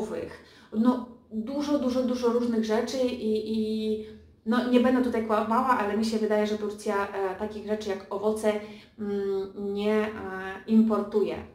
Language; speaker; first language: Polish; early bilingual, heritage; Polish